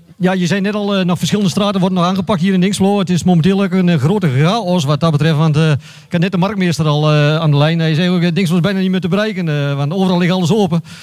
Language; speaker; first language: Dutch; native; Dutch